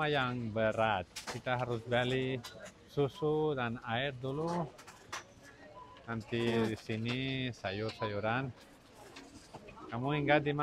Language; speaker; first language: Indonesian; non-native, learner; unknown